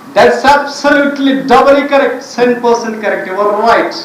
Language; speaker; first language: English; non-native, local second language; Telugu